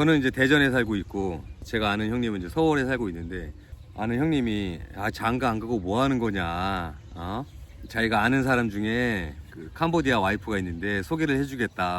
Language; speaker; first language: Korean; native; Korean